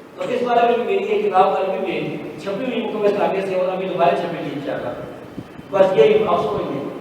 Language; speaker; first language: Urdu; non-native, local second language; Pashto